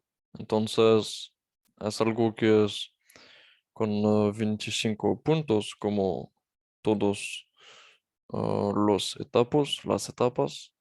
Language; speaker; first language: Spanish; non-native, fluent; French